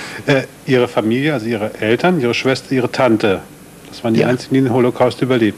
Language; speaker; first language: German; native; German